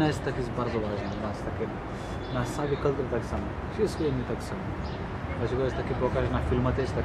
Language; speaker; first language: Polish; non-native, learner; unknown